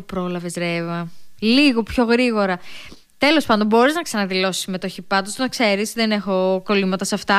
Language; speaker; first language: Greek; native; Greek